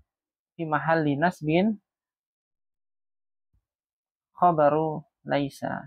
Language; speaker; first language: Arabic; non-native, fluent; Indonesian